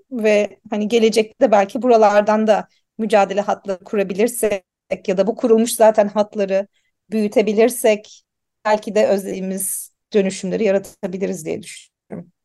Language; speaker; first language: Turkish; native; Turkish